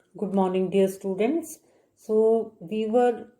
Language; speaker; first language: English; non-native, local second language; Punjabi